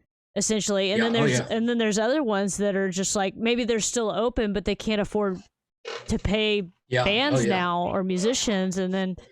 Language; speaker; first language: English; native; English